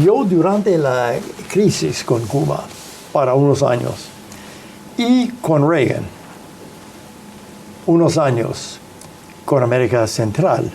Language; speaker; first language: Spanish; non-native, fluent; English